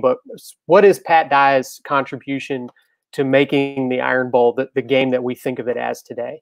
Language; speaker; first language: English; native; English